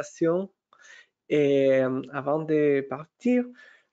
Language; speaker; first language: French; non-native, fluent; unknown